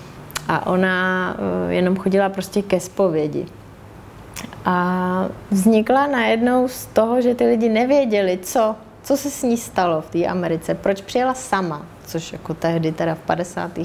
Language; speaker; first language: Czech; native; Czech